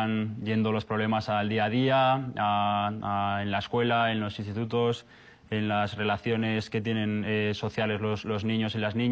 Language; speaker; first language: Spanish; native; Spanish